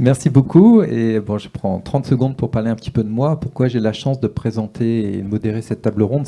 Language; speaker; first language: French; native; French